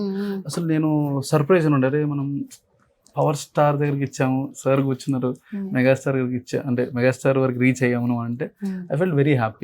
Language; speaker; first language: Telugu; native; Telugu